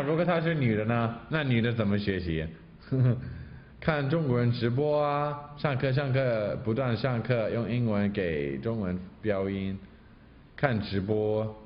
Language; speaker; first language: Chinese; non-native, fluent; English